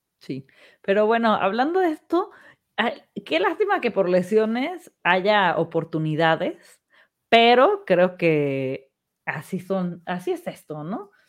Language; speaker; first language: Spanish; native; Spanish